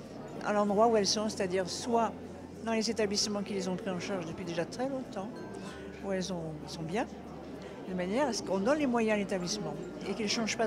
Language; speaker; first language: French; native; French